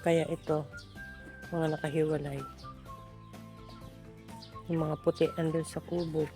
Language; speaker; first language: Filipino; native; Filipino